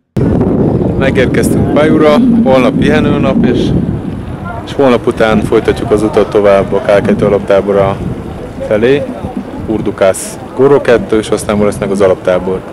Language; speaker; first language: Hungarian; native; Hungarian